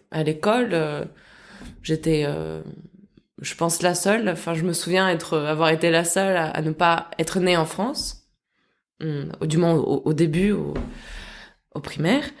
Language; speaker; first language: French; early bilingual, other home language; Russian